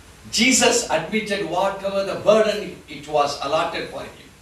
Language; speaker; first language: English; non-native, local second language; Tamil